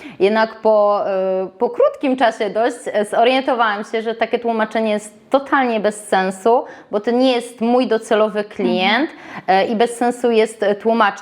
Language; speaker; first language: Polish; native; Polish